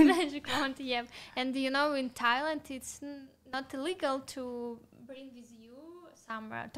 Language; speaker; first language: English; non-native, learner; Russian